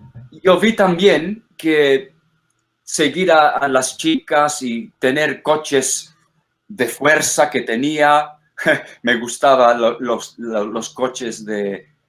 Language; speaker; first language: Spanish; non-native, fluent; English